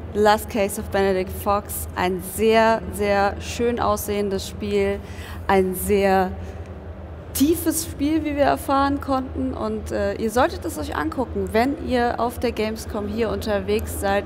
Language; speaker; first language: German; native; German